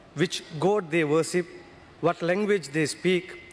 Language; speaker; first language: English; non-native, local second language; Tamil